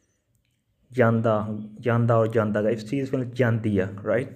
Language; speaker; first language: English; non-native, local second language; Punjabi